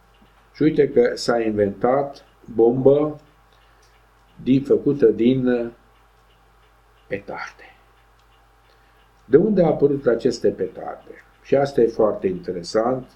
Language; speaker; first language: Romanian; non-native, local second language; Hungarian